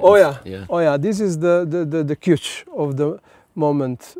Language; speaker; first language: English; non-native, learner; Slovenian